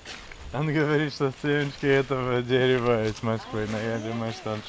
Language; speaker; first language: Russian; non-native, fluent; English